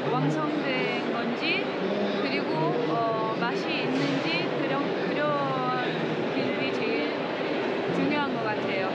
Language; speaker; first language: Korean; early bilingual, heritage; Korean